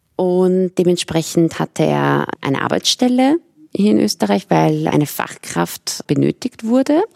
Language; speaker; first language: German; early bilingual, other home language; Persian